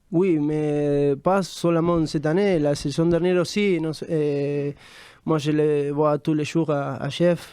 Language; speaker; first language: French; non-native, fluent; Spanish